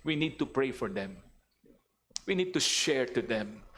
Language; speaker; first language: English; non-native, local second language; Filipino